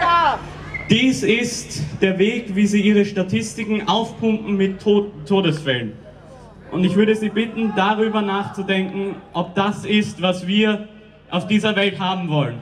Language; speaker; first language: German; native; German